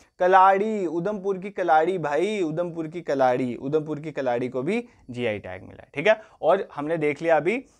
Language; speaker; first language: Hindi; non-native, local second language; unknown